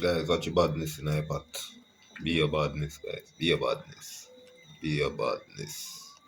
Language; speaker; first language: English; non-native, local second language; Jamaican Creole English